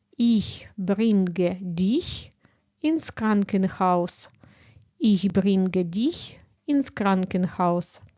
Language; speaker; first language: German; non-native, fluent; Ukrainian